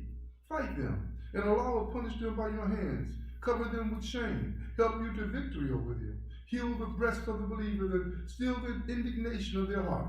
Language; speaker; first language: English; native; English